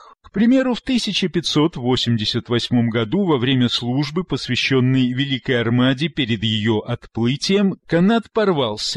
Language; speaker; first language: Russian; native; Russian